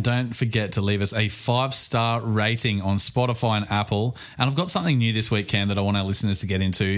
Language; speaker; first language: English; native; English